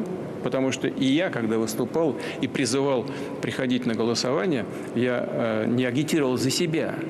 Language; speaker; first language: Russian; native; Russian